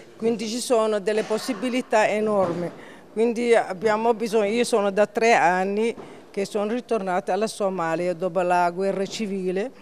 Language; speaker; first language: Italian; non-native, fluent; Somali